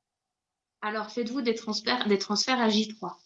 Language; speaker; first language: French; native; French